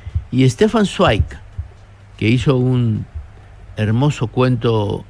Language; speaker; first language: Spanish; native; Spanish